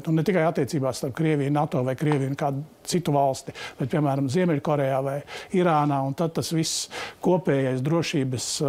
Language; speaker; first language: Latvian; native; Latvian